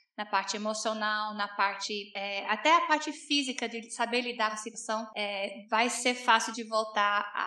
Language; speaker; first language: Portuguese; non-native, fluent; English